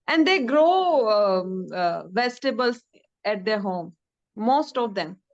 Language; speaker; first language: English; non-native, learner; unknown